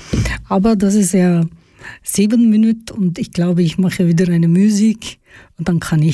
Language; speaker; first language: German; non-native, learner; Georgian